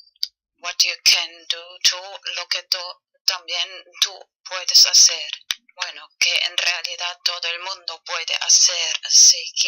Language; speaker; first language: Spanish; non-native, learner; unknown